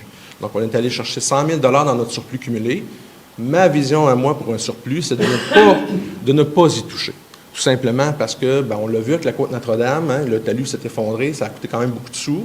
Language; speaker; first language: French; native; French